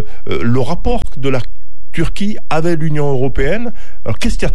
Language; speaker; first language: French; native; French